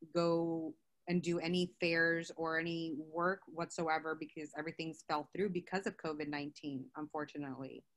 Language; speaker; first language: English; native; English